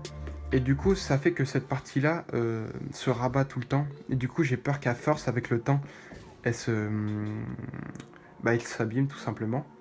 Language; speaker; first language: French; native; French